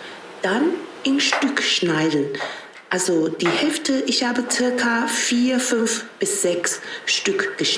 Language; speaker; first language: German; non-native, fluent; Chinese